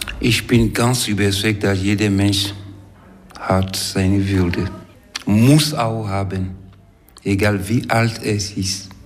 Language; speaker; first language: German; non-native, fluent; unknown